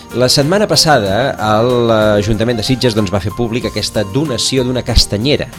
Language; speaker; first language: Catalan; native; Catalan